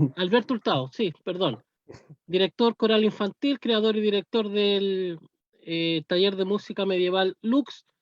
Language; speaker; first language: Spanish; native; Spanish